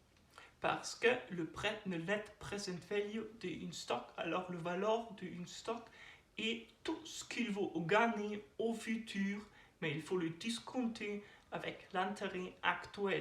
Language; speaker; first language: French; non-native, learner; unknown